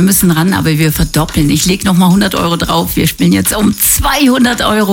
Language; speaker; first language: German; native; German